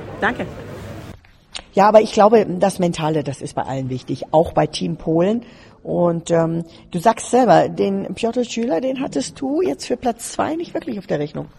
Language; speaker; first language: German; native; German